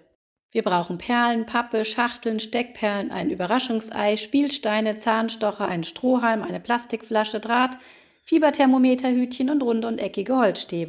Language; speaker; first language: German; native; German